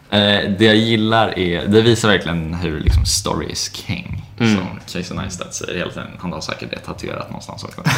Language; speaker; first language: Swedish; native; Swedish